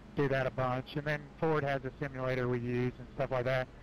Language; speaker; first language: English; native; English